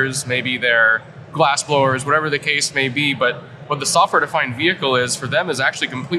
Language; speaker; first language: English; native; English